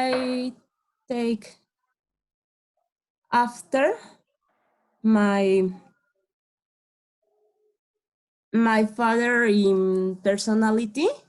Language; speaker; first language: English; non-native, learner; Spanish